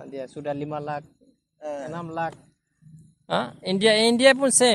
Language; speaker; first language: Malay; non-native, learner; Bangla